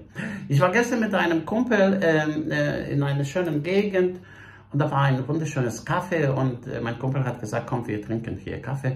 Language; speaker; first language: German; non-native, fluent; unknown